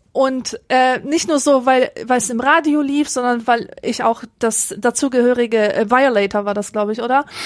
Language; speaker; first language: German; early bilingual, other home language; Polish